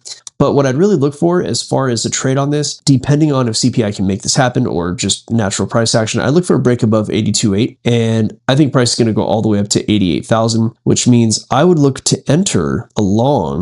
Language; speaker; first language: English; native; English